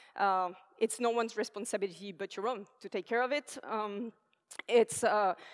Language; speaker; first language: English; non-native, fluent; French